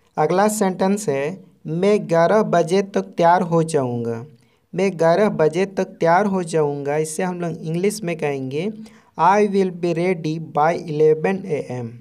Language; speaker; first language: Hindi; non-native, local second language; Santali